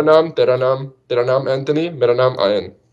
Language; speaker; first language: Hindi; non-native, learner; Russian